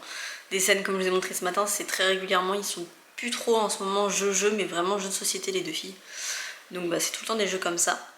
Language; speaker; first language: French; native; French